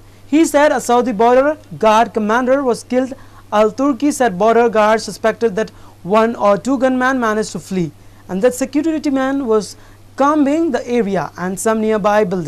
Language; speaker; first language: English; non-native, local second language; Urdu